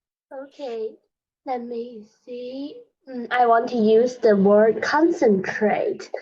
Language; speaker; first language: English; non-native, learner; Chinese